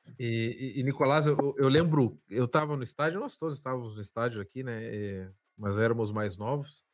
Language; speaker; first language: Portuguese; native; Portuguese